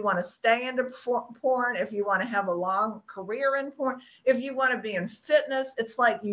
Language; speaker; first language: English; native; English